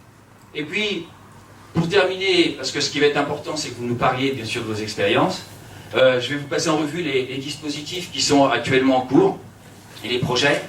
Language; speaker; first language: French; native; French